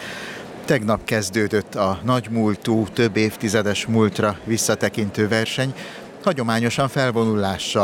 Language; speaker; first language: Hungarian; native; Hungarian